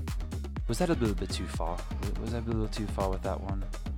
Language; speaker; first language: English; native; English